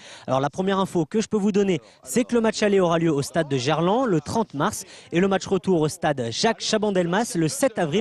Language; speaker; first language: French; native; French